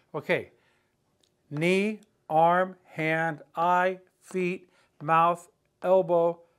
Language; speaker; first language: English; native; English